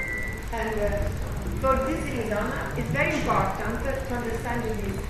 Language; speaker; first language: English; non-native, learner; Italian